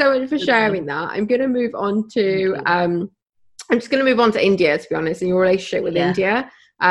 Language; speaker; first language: English; native; English